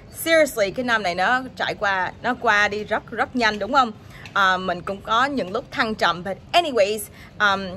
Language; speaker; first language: Vietnamese; early bilingual, heritage; Vietnamese